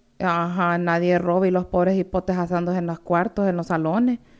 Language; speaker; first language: Spanish; early bilingual, heritage; Spanish